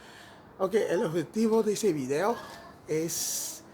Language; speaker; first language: Spanish; non-native, fluent; Haitian Creole